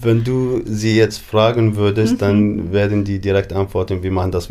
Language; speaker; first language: German; non-native, fluent; Arabic